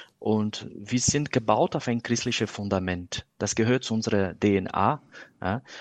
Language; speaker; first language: German; non-native, fluent; Portuguese